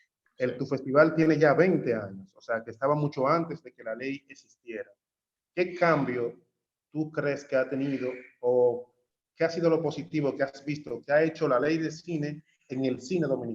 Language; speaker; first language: Spanish; native; Spanish